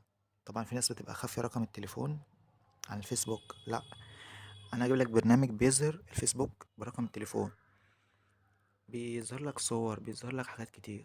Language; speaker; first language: Arabic; native; Arabic